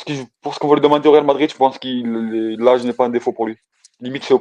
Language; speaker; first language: French; native; French